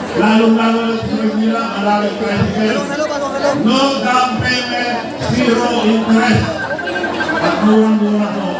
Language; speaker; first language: Filipino; non-native, local second language; Iloko